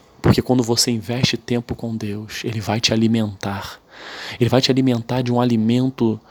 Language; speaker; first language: Portuguese; native; Portuguese